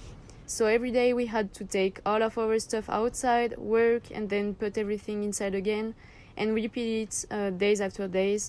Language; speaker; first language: English; non-native, learner; French